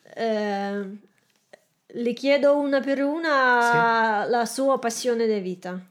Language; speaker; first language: Italian; non-native, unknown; Russian